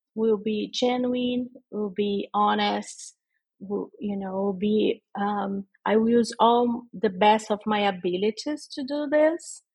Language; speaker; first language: English; non-native, fluent; Portuguese